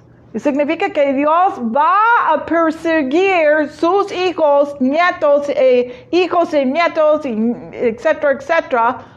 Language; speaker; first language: Spanish; non-native, fluent; English